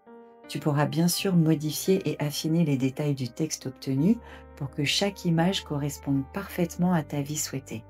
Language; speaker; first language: French; native; French